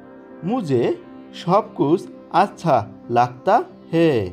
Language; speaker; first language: Hindi; non-native, fluent; Bangla